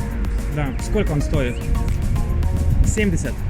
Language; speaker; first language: Russian; non-native, learner; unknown